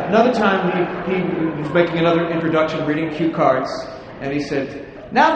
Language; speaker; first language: English; native; English